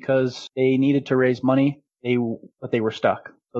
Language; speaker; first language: English; native; English